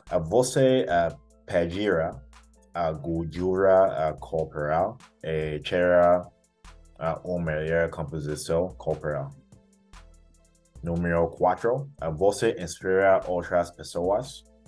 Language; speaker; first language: Portuguese; non-native, learner; English